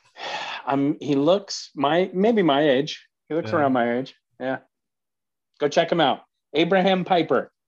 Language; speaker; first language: English; native; English